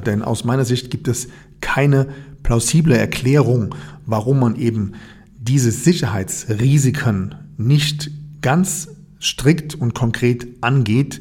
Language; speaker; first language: German; native; German